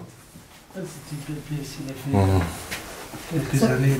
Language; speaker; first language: French; non-native, local second language; Arabic